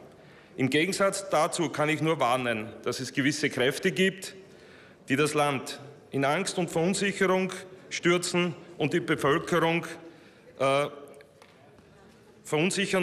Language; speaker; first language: German; native; German